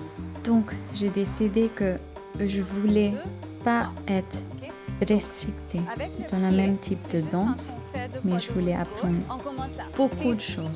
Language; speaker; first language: French; non-native, fluent; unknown